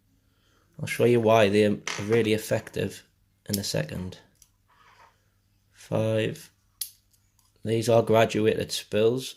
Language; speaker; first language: English; native; English